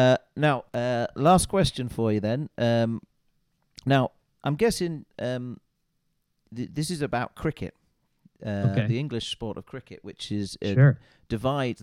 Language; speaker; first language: English; native; English